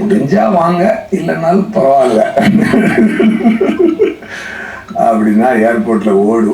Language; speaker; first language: Tamil; native; Tamil